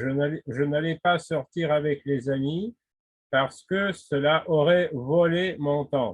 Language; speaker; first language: French; non-native, fluent; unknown